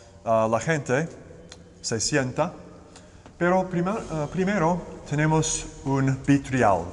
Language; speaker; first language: Spanish; non-native, learner; English